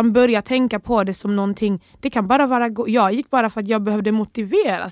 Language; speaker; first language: Swedish; early bilingual, other home language; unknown